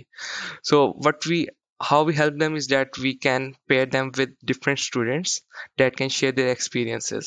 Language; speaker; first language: English; non-native, local second language; Urdu